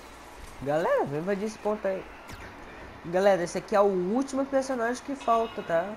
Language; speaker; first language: Portuguese; native; Portuguese